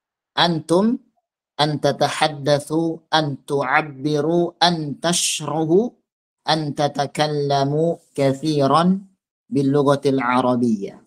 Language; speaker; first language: Arabic; non-native, fluent; Indonesian